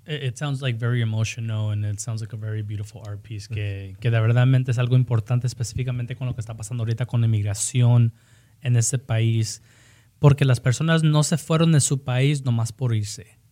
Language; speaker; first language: Spanish; early bilingual, heritage; Spanish